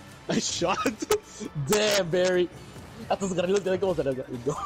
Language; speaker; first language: Spanish; early bilingual, heritage; Spanish